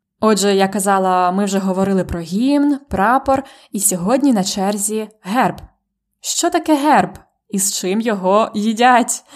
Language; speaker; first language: Ukrainian; native; Ukrainian